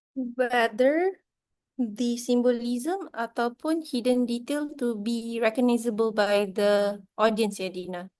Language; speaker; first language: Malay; native; Malay